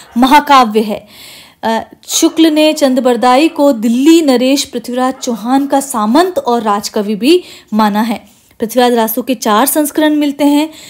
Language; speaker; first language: Hindi; native; Hindi